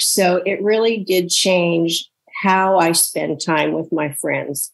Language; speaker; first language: English; native; English